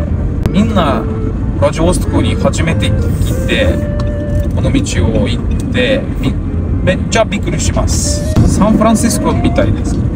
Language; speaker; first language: Japanese; non-native, learner; Russian